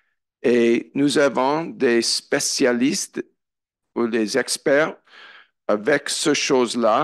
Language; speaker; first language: French; non-native, learner; English